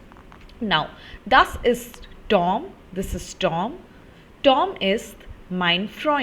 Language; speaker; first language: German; non-native, fluent; Hindi